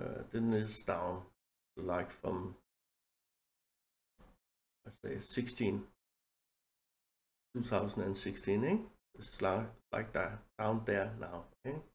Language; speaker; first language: English; non-native, learner; Danish